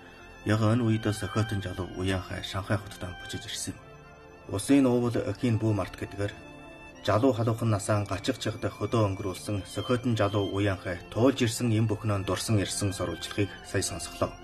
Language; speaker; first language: Mongolian; native; Mongolian